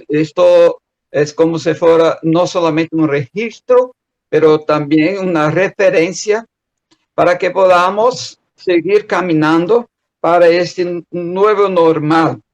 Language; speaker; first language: Spanish; non-native, fluent; Portuguese